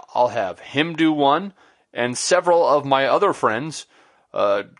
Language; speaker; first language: English; native; English